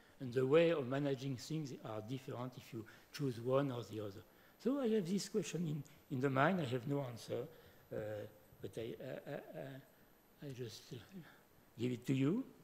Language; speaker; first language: English; non-native, fluent; French